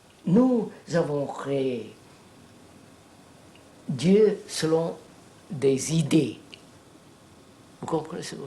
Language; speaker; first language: French; non-native, fluent; Telugu